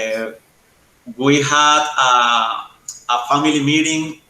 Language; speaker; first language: English; non-native, learner; Spanish